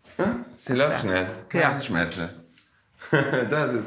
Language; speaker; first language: German; non-native, learner; Spanish